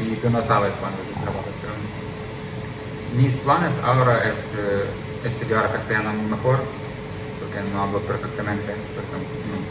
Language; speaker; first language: Spanish; non-native, learner; Ukrainian